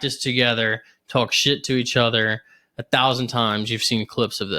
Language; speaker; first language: English; native; English